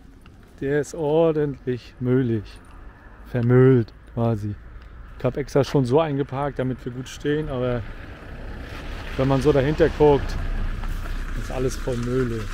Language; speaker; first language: German; native; German